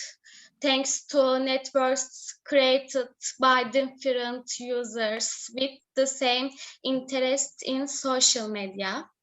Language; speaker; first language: English; non-native, learner; Turkish